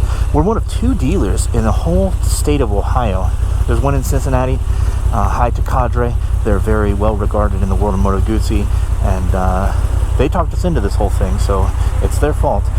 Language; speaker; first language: English; native; English